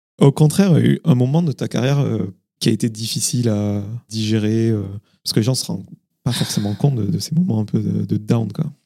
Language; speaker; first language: French; native; French